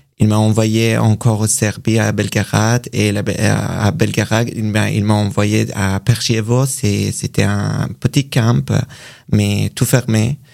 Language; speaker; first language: French; non-native, learner; Persian